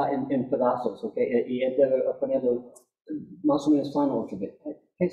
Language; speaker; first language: Spanish; non-native, fluent; English